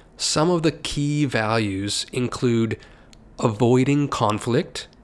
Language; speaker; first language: English; native; English